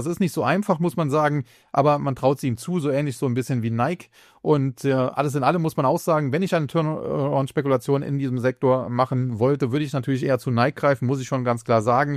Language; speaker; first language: German; native; German